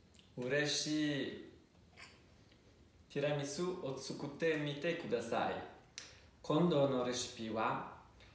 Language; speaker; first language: Japanese; non-native, learner; Italian